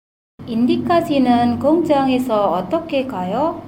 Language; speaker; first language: Korean; non-native, fluent; Indonesian